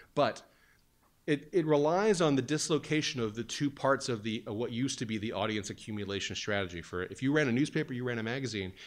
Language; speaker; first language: English; native; English